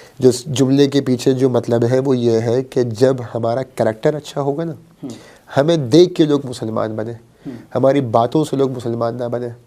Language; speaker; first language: Urdu; early bilingual, heritage; Urdu